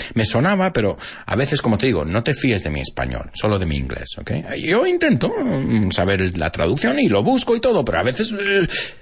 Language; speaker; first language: Spanish; non-native, fluent; English